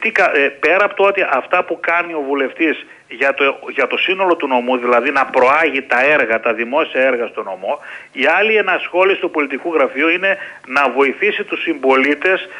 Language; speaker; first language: Greek; native; Greek